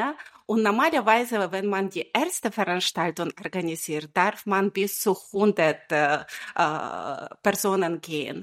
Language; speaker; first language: German; non-native, fluent; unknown